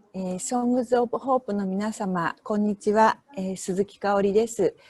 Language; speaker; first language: Japanese; native; Japanese